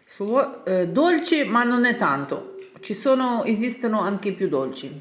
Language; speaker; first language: Italian; non-native, learner; Ukrainian